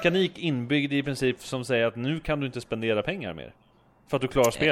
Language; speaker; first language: Swedish; native; Swedish